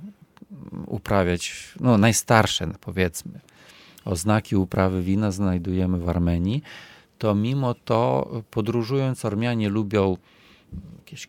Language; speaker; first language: Polish; non-native, fluent; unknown